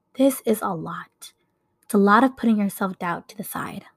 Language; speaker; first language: English; native; English